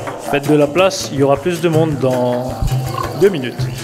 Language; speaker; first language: French; non-native, local second language; Morisyen